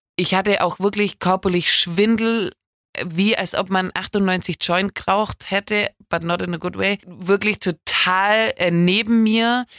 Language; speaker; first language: German; native; German